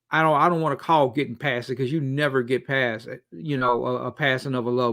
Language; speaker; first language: English; native; English